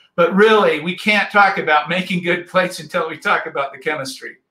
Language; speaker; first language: English; native; English